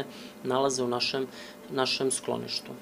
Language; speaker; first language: Serbian; native; Serbian